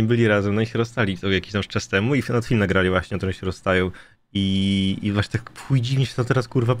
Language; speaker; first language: Polish; native; Polish